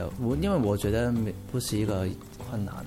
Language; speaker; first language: Chinese; non-native, local second language; Cantonese